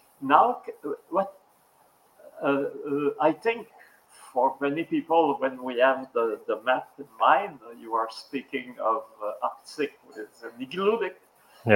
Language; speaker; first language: English; non-native, local second language; French